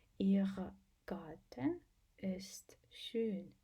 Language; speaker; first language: German; non-native, fluent; Ukrainian